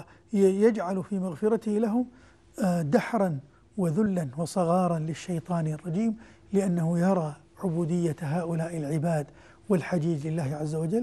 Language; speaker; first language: Arabic; native; Arabic